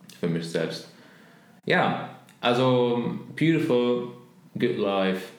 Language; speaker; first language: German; non-native, learner; Arabic